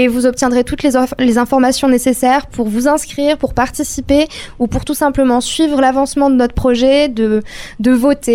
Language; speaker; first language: French; native; French